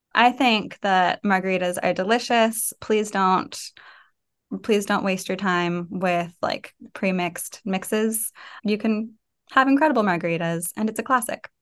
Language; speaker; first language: English; native; English